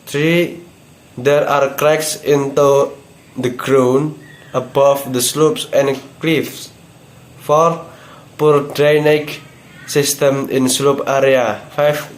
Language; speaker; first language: English; non-native, learner; Indonesian